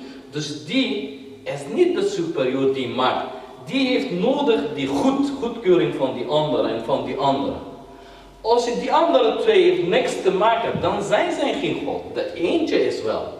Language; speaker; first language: Dutch; non-native, fluent; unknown